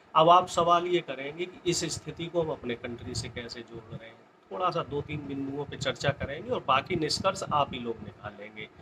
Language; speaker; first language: Hindi; native; Hindi